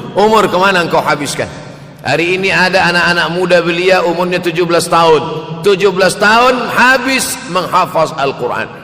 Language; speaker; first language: Malay; native; Malay